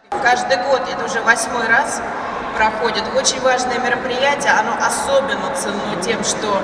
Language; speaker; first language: Russian; native; Russian